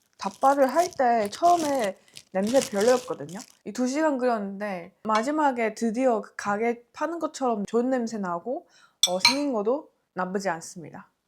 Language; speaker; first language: Korean; non-native, fluent; Chinese